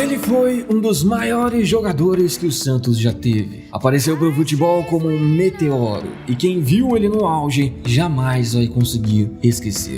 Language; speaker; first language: Portuguese; native; Portuguese